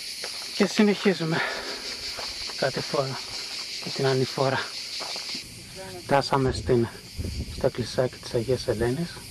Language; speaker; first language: Greek; native; Greek